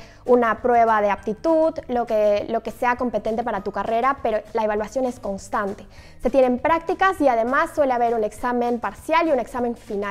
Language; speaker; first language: Spanish; native; Spanish